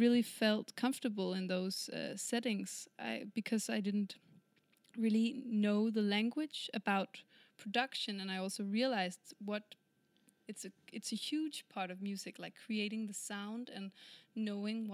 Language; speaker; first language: English; non-native, fluent; Danish